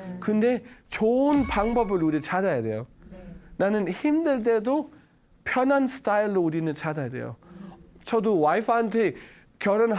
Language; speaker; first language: Korean; non-native, learner; Danish